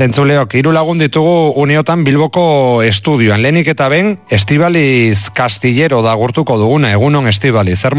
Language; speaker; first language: Basque; native; Basque